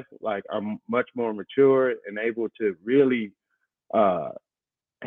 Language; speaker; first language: English; native; English